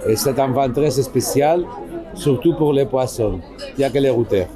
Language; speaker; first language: French; non-native, learner; Basque